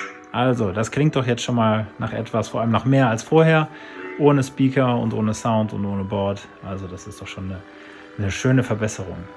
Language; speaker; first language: German; native; German